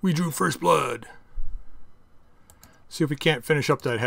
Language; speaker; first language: English; native; English